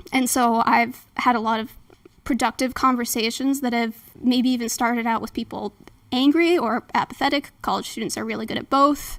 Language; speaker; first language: English; native; English